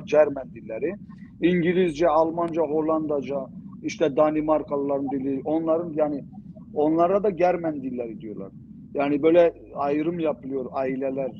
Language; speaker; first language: Turkish; non-native, local second language; Zaza